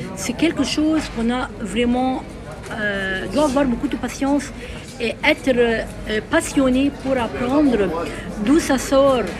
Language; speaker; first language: French; non-native, local second language; Arabic